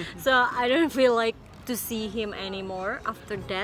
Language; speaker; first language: English; non-native, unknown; Indonesian